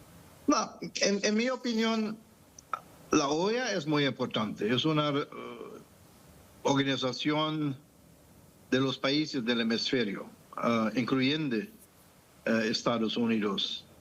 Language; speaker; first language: Spanish; non-native, fluent; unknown